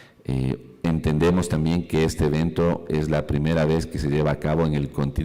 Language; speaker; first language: Spanish; native; Spanish